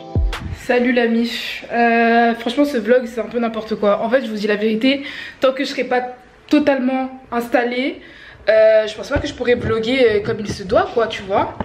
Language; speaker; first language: French; native; French